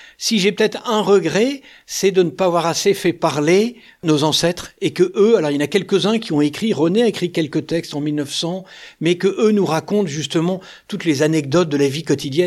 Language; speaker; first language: French; native; French